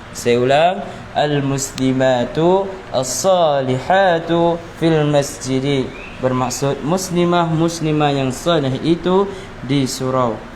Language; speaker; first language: Malay; native; Malay